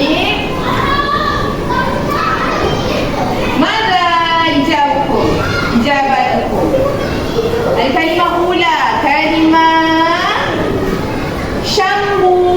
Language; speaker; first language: Arabic; non-native, learner; Malay